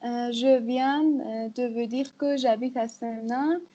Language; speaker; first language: French; non-native, learner; Persian